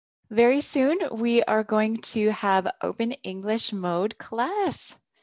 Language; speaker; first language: English; native; English